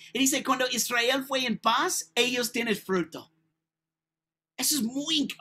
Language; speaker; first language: Spanish; non-native, learner; English